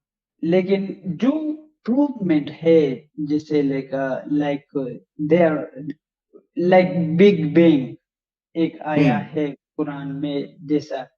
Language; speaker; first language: Hindi; non-native, learner; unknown